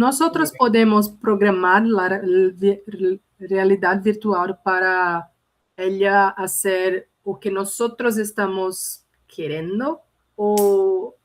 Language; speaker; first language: Spanish; non-native, learner; Portuguese